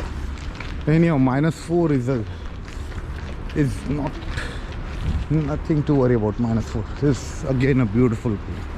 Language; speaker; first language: English; non-native, local second language; Hindi